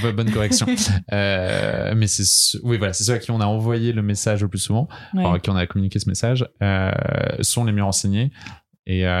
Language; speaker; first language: French; native; French